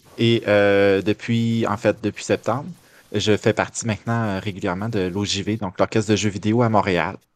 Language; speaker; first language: French; native; French